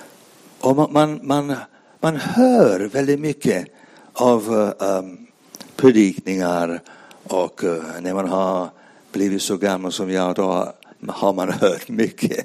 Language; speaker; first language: Swedish; non-native, fluent; English